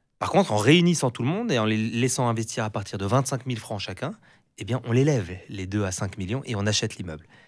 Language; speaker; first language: French; native; French